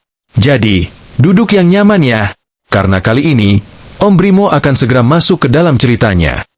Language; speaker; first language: Indonesian; native; Indonesian